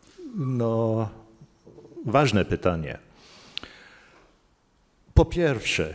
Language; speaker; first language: Polish; non-native, fluent; English